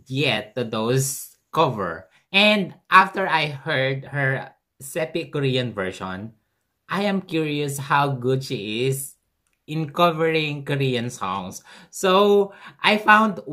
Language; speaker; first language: English; non-native, local second language; Filipino